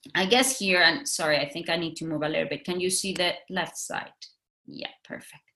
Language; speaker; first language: English; non-native, fluent; Spanish